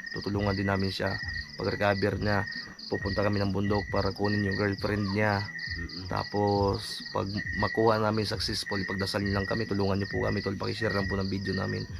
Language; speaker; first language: Filipino; non-native, local second language; Hiligaynon